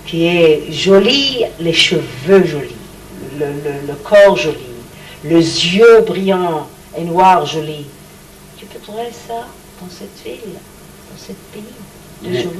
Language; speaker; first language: French; non-native, learner; Hebrew